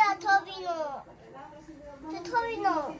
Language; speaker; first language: Japanese; early bilingual, other home language; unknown